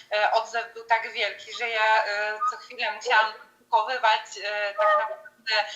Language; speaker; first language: Polish; native; Polish